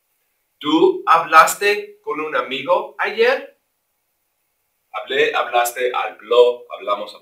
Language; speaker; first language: Spanish; non-native, fluent; English